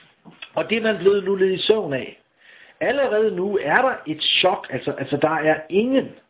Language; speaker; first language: Danish; native; Danish